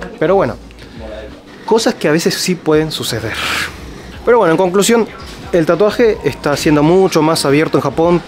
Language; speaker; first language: Spanish; native; Spanish